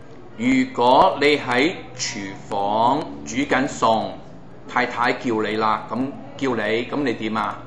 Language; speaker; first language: Cantonese; native; Cantonese